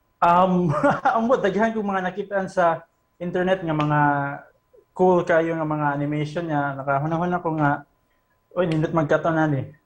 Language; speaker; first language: Cebuano; native; Cebuano